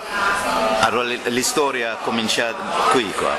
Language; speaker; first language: Italian; non-native, learner; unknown